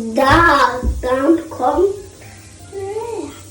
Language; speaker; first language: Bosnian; early bilingual, heritage; Serbian